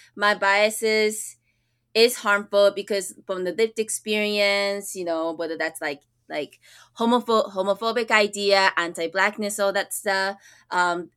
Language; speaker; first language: English; early bilingual, other home language; Japanese